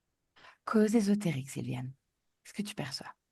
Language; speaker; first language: French; native; French